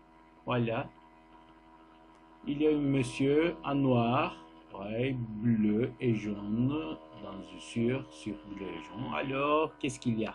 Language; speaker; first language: French; non-native, learner; Turkish